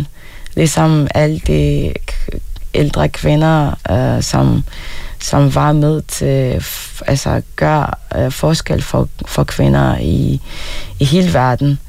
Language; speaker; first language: Danish; non-native, fluent; Arabic